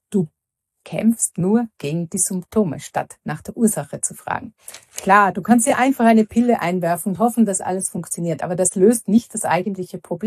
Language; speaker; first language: German; native; German